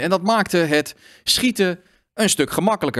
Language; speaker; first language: Dutch; native; Dutch